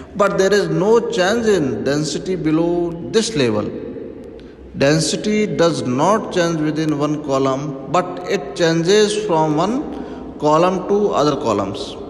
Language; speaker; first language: English; non-native, local second language; Hindi